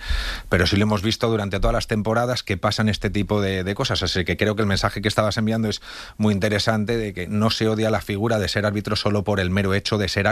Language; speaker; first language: Spanish; native; Spanish